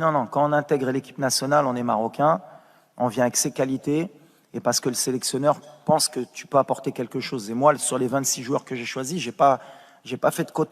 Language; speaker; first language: French; native; French